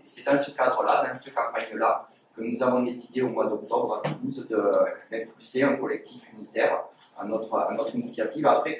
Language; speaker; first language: French; native; French